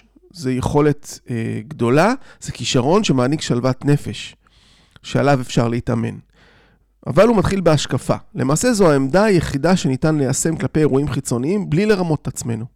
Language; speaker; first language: Hebrew; native; Hebrew